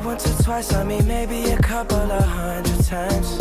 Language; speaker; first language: English; non-native, local second language; Bangla